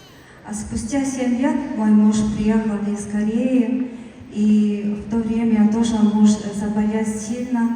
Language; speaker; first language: Russian; non-native, learner; Mongolian